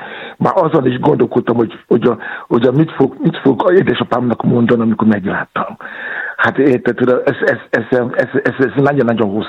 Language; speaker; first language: Hungarian; non-native, fluent; Yoruba